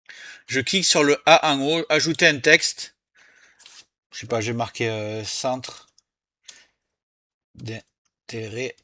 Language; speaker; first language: French; native; French